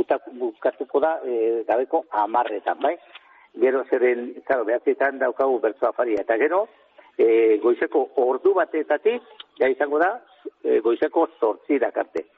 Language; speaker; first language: Basque; native; Basque